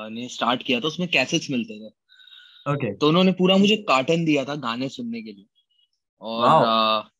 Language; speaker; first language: Hindi; native; Hindi